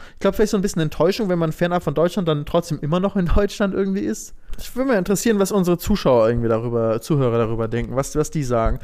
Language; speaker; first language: German; native; German